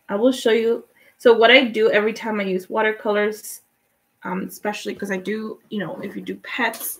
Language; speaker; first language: English; non-native, fluent; Spanish